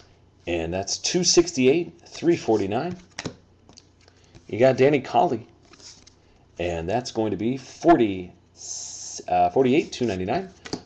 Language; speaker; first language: English; native; English